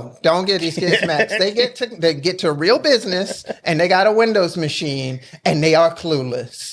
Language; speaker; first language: English; native; English